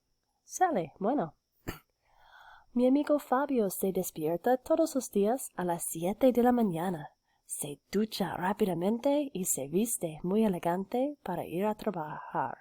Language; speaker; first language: Spanish; non-native, fluent; English